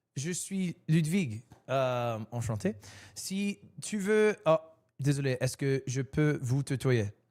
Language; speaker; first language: French; early bilingual, heritage; French